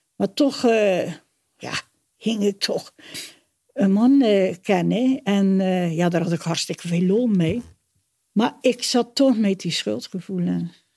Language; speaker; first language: Dutch; native; Dutch